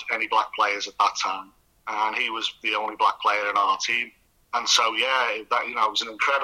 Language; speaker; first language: English; native; English